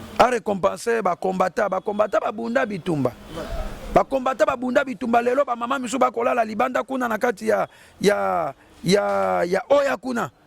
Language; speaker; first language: Lingala; native; Lingala